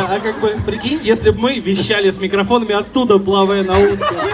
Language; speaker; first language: Russian; native; Russian